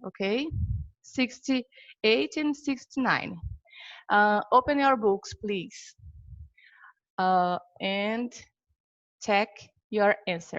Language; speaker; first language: English; non-native, fluent; Portuguese